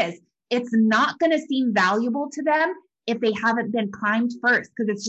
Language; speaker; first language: English; native; English